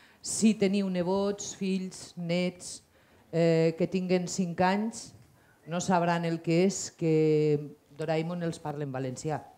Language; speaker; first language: Catalan; native; Catalan